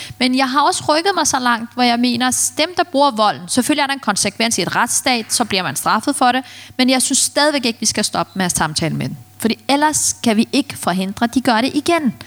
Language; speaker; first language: Danish; early bilingual, other home language; Turkish